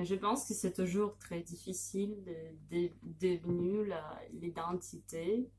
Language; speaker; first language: French; non-native, learner; Russian